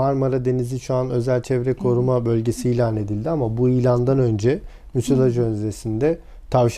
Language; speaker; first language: Turkish; native; Turkish